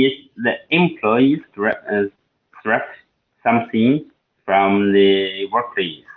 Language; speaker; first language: English; non-native, learner; Chinese